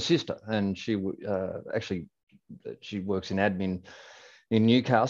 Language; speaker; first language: English; native; English